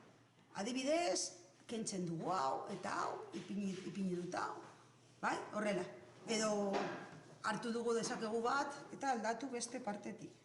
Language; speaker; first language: Basque; non-native, local second language; Spanish